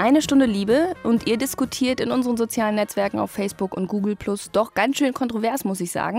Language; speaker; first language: German; native; German